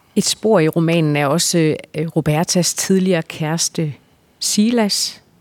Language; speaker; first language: Danish; native; Danish